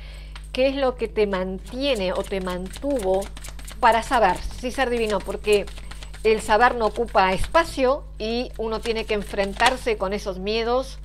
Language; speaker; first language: Spanish; native; Spanish